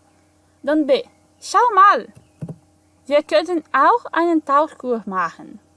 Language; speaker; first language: German; non-native, fluent; Portuguese